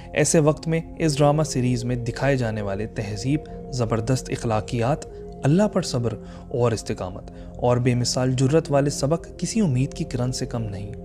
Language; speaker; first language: Urdu; native; Urdu